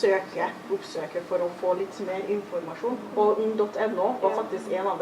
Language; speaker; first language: Norwegian; non-native, fluent; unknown